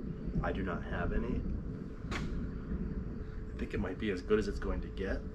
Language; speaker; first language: English; native; English